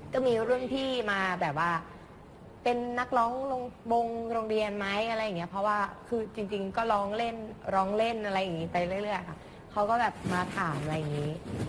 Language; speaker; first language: Thai; native; Thai